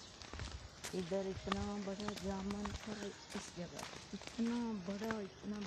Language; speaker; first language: Hindi; non-native, local second language; Punjabi